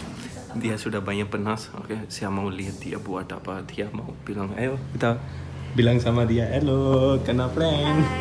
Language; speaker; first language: Indonesian; non-native, learner; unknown